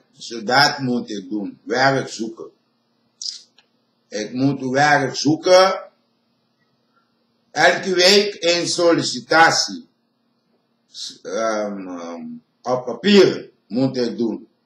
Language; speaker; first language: Dutch; non-native, local second language; Papiamento